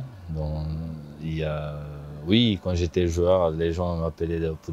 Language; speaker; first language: French; non-native, fluent; Portuguese